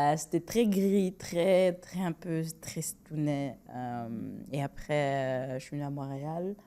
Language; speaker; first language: French; non-native, local second language; Rundi